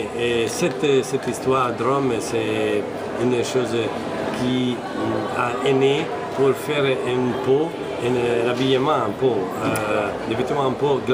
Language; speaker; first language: French; non-native, fluent; Italian